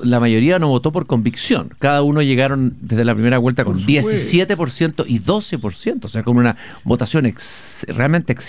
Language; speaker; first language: Spanish; native; Spanish